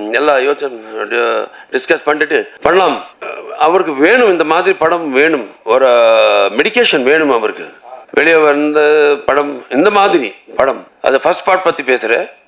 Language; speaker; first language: Tamil; non-native, local second language; Telugu